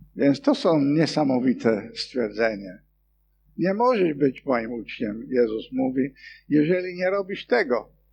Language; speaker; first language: Polish; non-native, fluent; English